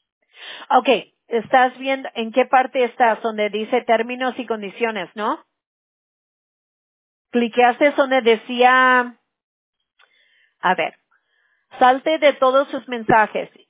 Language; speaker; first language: Spanish; early bilingual, heritage; Spanish